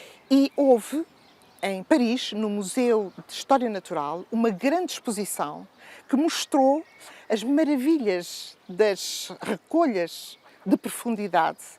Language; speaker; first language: Portuguese; native; Portuguese